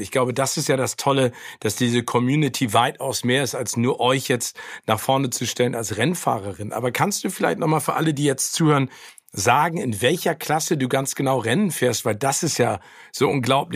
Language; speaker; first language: German; native; German